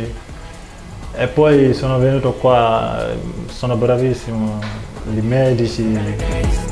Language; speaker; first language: Italian; non-native, learner; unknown